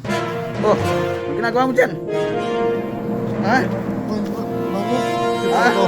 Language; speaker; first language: Filipino; native; Filipino